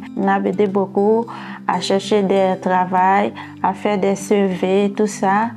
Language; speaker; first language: French; non-native, learner; Haitian Creole